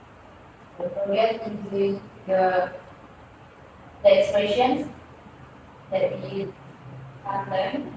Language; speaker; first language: English; non-native, fluent; Indonesian